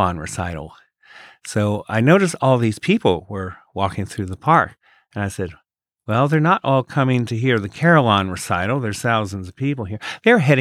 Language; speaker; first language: English; native; English